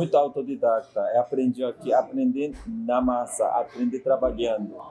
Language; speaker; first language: Portuguese; non-native, fluent; Spanish